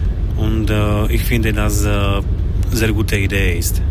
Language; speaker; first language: German; non-native, learner; Slovak